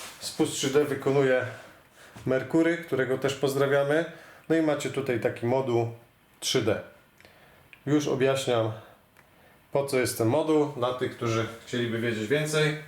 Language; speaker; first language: Polish; native; Polish